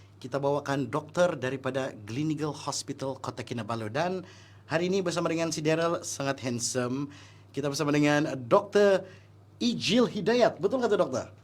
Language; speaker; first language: Malay; native; Malay